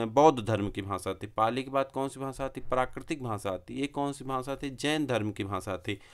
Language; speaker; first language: Hindi; native; Hindi